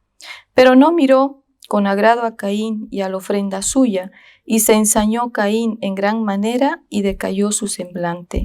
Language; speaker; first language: Spanish; native; Spanish